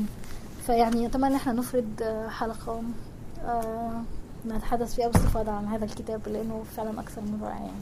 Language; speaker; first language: Arabic; native; Arabic